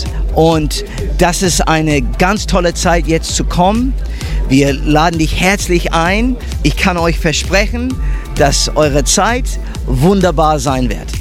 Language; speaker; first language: German; early bilingual, heritage; English